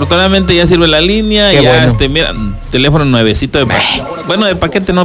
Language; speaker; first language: Spanish; native; Spanish